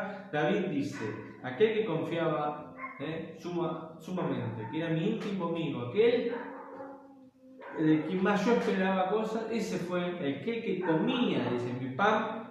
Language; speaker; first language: Spanish; native; Spanish